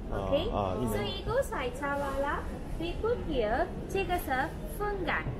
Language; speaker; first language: Chinese; non-native, learner; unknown